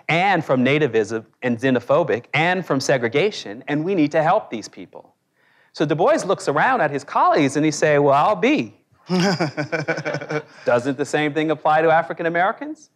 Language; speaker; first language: English; native; English